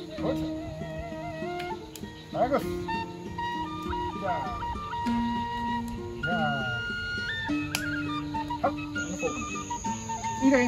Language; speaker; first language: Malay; non-native, learner; Dutch